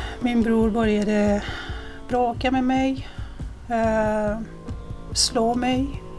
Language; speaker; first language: Swedish; non-native, fluent; Persian